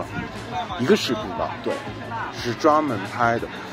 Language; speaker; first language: Chinese; non-native, learner; English